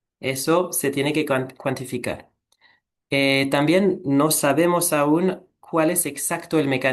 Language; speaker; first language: Spanish; non-native, fluent; French